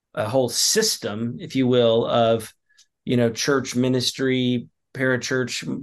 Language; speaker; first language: English; native; English